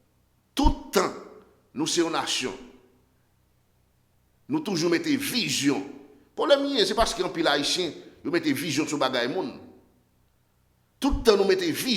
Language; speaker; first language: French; non-native, local second language; Haitian Creole